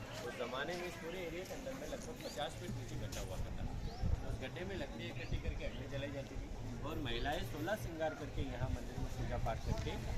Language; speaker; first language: Hindi; native; Hindi